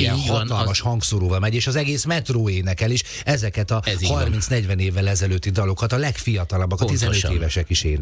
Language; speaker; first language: Hungarian; native; Hungarian